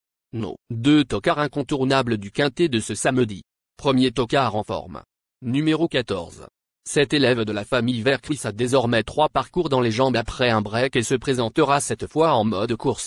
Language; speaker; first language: French; native; French